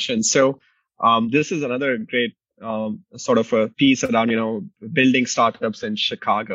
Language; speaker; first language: English; non-native, local second language; Hindi